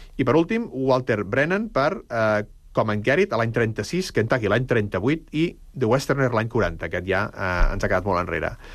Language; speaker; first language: Catalan; native; Catalan